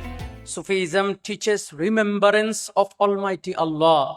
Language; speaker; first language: English; non-native, fluent; Bangla